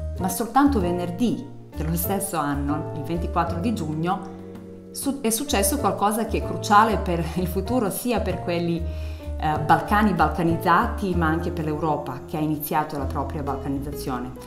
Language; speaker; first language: Italian; non-native, fluent; Serbian